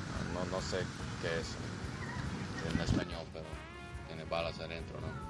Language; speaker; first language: Spanish; non-native, learner; English